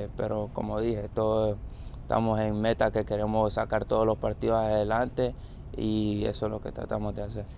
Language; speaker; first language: Spanish; early bilingual, heritage; Spanish